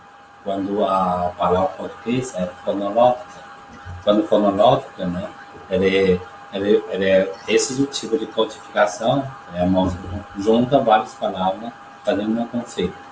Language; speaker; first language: Portuguese; non-native, learner; Chinese